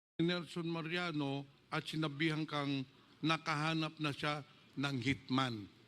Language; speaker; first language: Filipino; native; Filipino